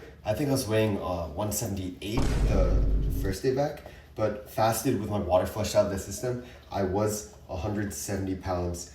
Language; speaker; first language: English; native; English